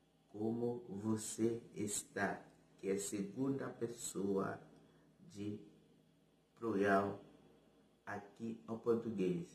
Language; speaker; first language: Portuguese; non-native, fluent; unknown